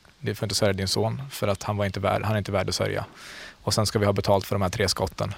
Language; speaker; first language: Swedish; early bilingual, other home language; Central Kurdish